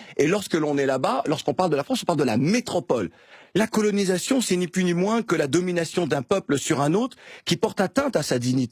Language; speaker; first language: French; native; French